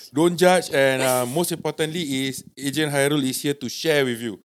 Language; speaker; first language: English; non-native, local second language; Malay